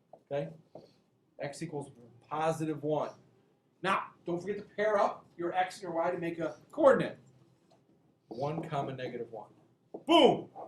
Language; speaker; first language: English; native; English